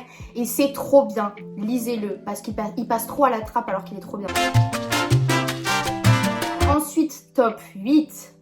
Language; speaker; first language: French; native; French